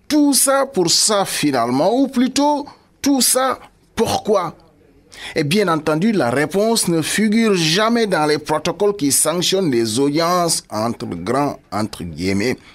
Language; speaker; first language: French; non-native, local second language; Wolof